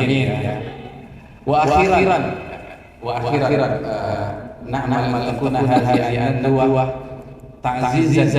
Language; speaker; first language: Arabic; non-native, fluent; Indonesian